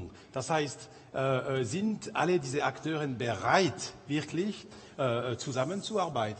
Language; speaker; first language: German; non-native, local second language; French